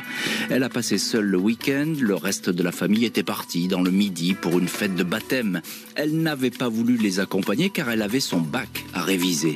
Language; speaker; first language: French; native; French